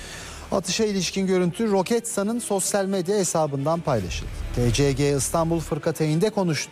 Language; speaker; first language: Turkish; native; Turkish